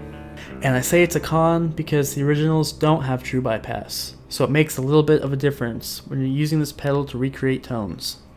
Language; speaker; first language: English; native; English